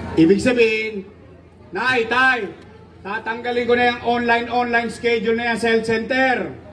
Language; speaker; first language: Filipino; native; Filipino